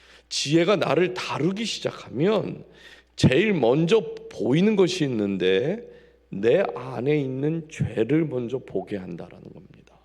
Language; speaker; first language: Korean; native; Korean